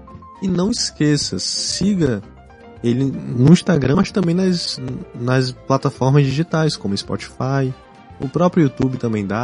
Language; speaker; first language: Portuguese; native; Portuguese